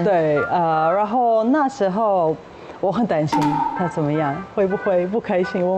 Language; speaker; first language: Chinese; non-native, fluent; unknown